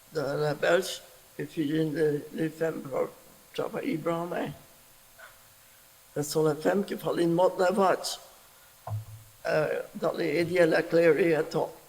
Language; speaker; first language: French; early bilingual, heritage; French